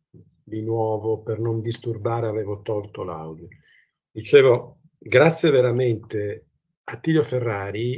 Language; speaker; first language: Italian; native; Italian